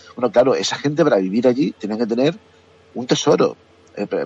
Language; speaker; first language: Spanish; native; Spanish